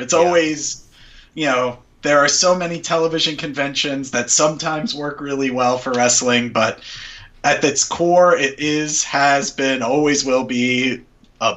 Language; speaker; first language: English; native; English